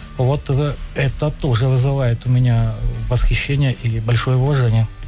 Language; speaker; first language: Russian; native; Russian